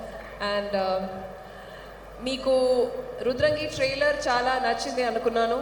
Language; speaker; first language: Telugu; non-native, learner; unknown